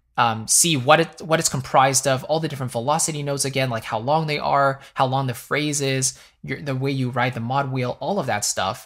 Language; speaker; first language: English; native; English